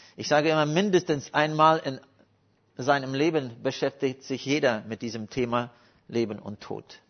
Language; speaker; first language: German; non-native, fluent; Russian